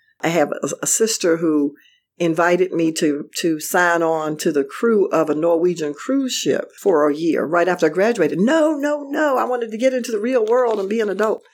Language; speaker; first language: English; native; English